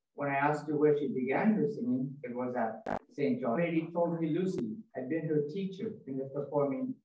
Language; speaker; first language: English; native; English